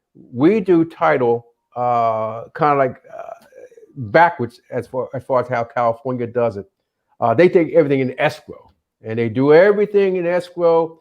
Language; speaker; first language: English; native; English